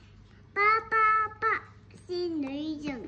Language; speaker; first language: Chinese; non-native, local second language; Cantonese